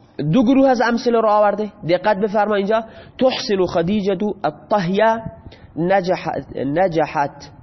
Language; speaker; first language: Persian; non-native, local second language; Baluchi